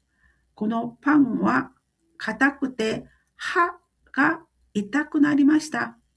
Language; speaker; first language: Japanese; non-native, fluent; Korean